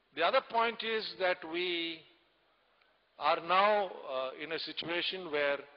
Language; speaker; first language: English; non-native, local second language; Tamil